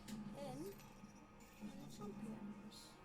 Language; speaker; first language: Welsh; non-native, learner; English